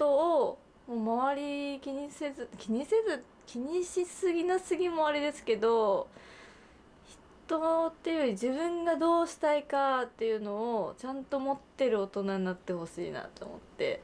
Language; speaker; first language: Japanese; native; Japanese